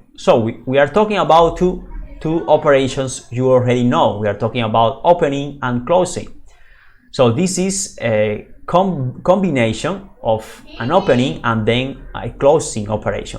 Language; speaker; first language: English; non-native, fluent; Spanish